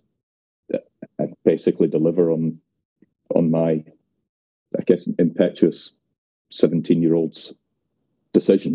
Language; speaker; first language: English; native; English